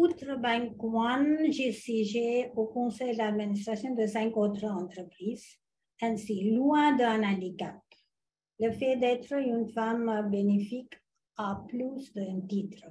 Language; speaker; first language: French; non-native, fluent; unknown